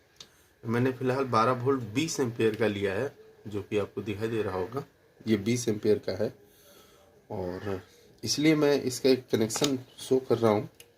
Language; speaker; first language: Hindi; native; Hindi